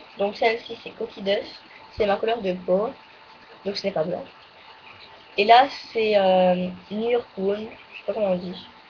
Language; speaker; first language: French; native; French